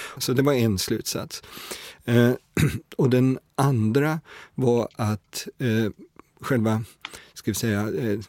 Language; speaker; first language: Swedish; native; Swedish